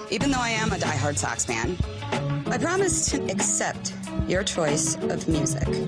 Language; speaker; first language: English; native; English